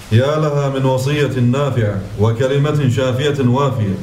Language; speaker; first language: Arabic; native; Arabic